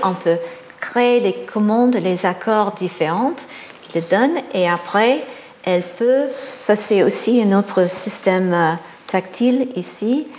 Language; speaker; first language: French; non-native, fluent; English